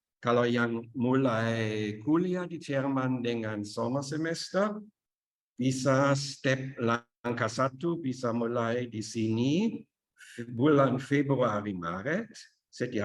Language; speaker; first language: Indonesian; non-native, fluent; German